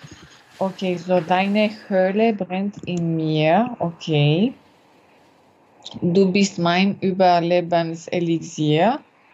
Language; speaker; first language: German; non-native, learner; French